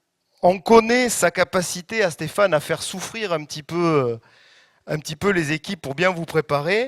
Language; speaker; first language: French; native; French